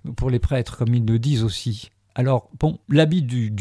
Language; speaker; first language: French; native; French